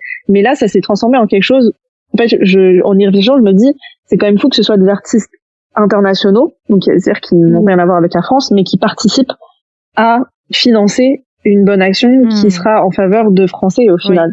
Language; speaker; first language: French; native; French